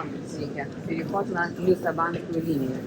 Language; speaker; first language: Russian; non-native, fluent; Lithuanian